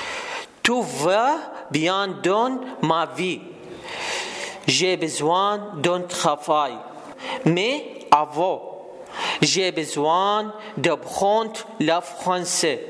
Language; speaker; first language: French; non-native, learner; Arabic